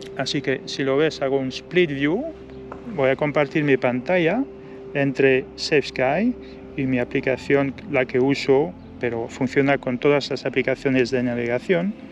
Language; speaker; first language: Spanish; non-native, fluent; French